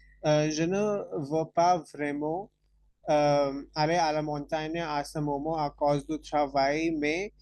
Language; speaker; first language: French; non-native, fluent; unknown